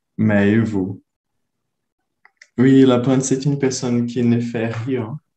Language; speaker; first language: French; non-native, learner; Portuguese